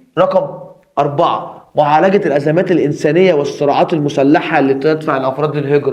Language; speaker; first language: Arabic; native; Arabic